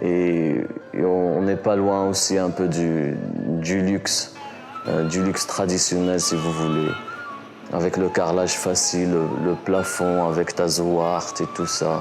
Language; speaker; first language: French; non-native, local second language; Arabic